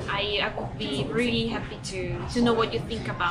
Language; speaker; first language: English; non-native, fluent; Italian